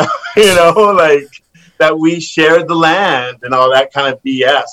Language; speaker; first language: English; native; English